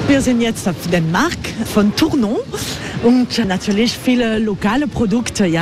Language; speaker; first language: German; non-native, learner; French